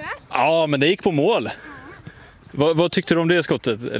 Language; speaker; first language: Swedish; native; Swedish